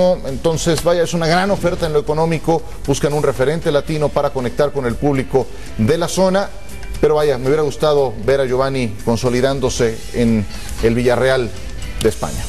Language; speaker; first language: Spanish; native; Spanish